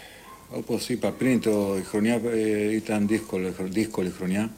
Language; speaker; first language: Greek; non-native, learner; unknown